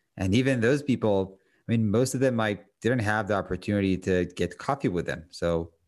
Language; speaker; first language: English; non-native, fluent; Hebrew